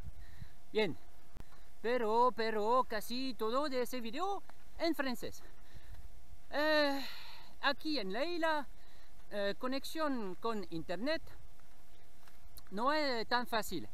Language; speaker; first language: Spanish; non-native, learner; French